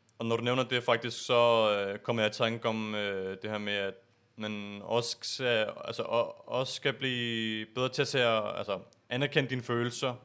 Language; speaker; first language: Danish; early bilingual, other home language; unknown